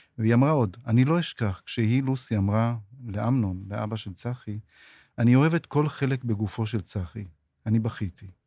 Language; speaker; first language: Hebrew; native; Hebrew